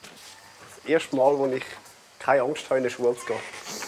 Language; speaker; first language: German; native; German